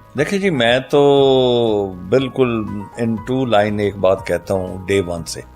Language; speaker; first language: Urdu; non-native, local second language; Punjabi